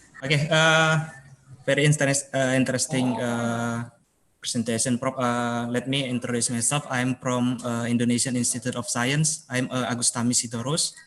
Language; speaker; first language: English; non-native, learner; Indonesian